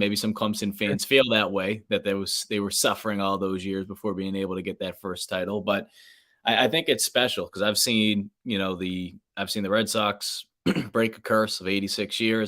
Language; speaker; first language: English; native; English